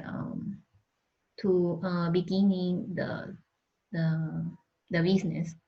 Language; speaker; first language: English; non-native, learner; Spanish